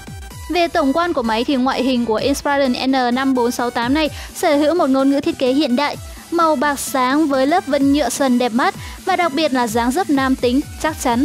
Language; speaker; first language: Vietnamese; native; Vietnamese